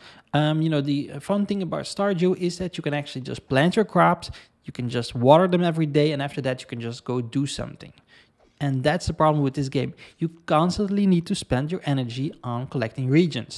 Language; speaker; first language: English; non-native, fluent; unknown